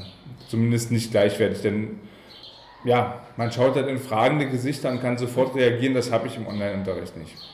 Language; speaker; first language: German; native; German